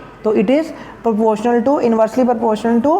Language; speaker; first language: Hindi; non-native, local second language; Punjabi